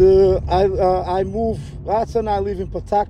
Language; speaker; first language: English; non-native, learner; Portuguese